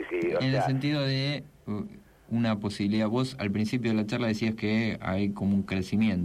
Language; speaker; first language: Spanish; native; Spanish